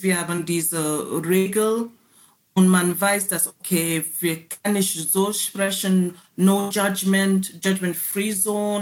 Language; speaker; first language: German; non-native, learner; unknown